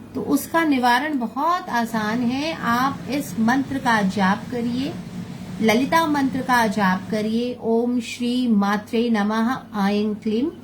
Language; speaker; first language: Hindi; non-native, local second language; Bangla